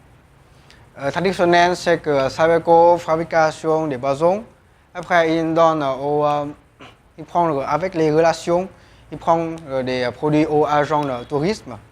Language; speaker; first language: French; non-native, learner; Vietnamese